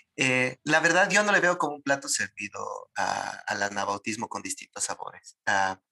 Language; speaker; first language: Spanish; native; Spanish